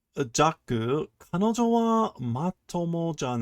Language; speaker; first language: Japanese; non-native, learner; English